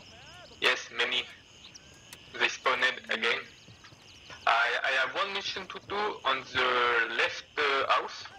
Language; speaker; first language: English; non-native, learner; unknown